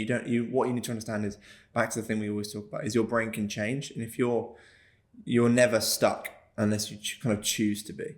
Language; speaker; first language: English; native; English